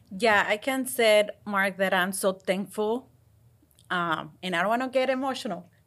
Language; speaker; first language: English; non-native, fluent; Spanish